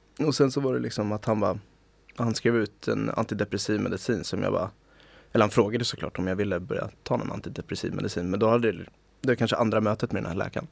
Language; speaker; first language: Swedish; native; Swedish